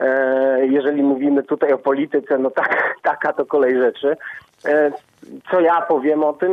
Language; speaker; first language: Polish; native; Polish